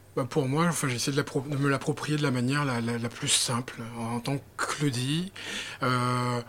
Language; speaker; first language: French; native; French